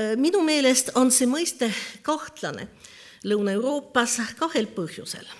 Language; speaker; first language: Estonian; non-native, fluent; French